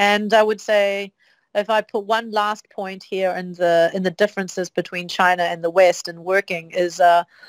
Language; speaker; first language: English; native; English